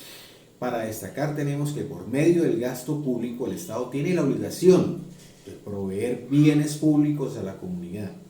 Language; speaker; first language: Spanish; native; Spanish